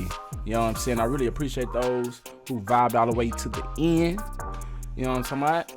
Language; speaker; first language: English; native; English